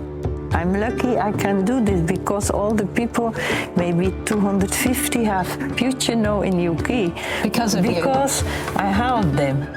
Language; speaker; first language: English; non-native, learner; Dutch